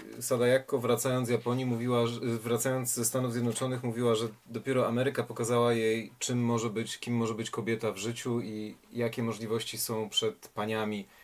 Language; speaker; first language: Polish; native; Polish